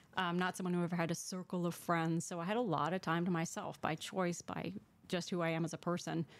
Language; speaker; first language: English; native; English